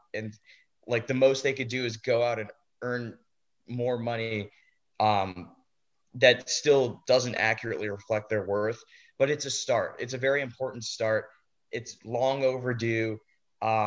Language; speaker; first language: English; native; English